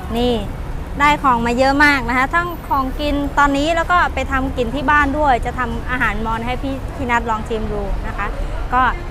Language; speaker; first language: Thai; non-native, fluent; Mon